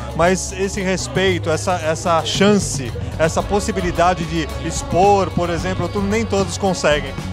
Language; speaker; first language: Portuguese; native; Portuguese